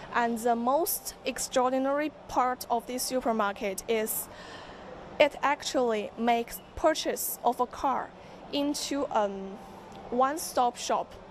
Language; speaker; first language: English; non-native, fluent; Chinese